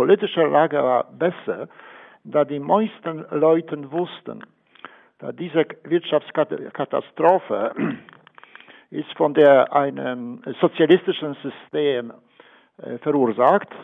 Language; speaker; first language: German; non-native, fluent; Polish